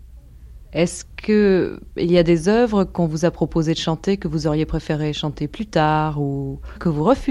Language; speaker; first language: French; native; French